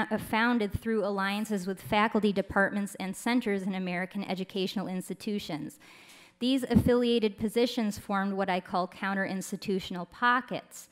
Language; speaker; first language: English; native; English